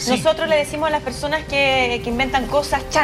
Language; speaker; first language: Spanish; native; Spanish